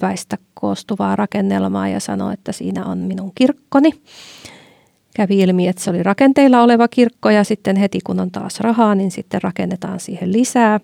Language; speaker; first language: Finnish; native; Finnish